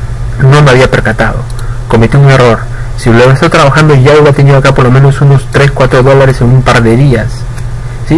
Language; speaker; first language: Spanish; native; Spanish